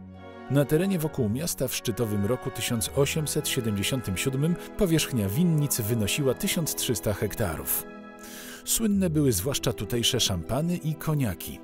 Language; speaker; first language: Polish; native; Polish